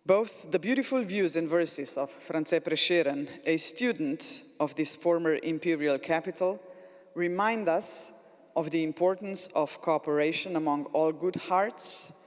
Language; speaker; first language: English; non-native, fluent; Slovenian